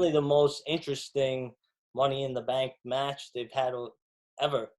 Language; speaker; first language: English; native; English